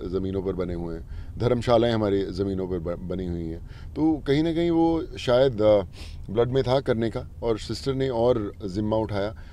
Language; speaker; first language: Hindi; native; Hindi